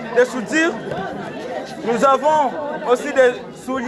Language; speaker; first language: French; non-native, local second language; Swahili